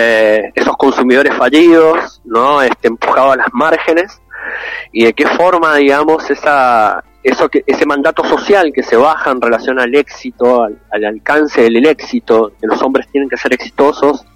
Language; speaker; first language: Spanish; native; Spanish